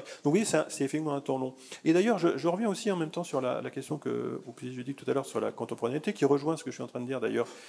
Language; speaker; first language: French; native; French